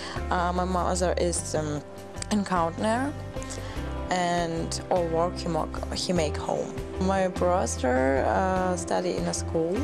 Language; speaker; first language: English; non-native, learner; German